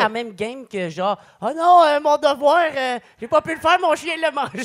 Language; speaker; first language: French; native; French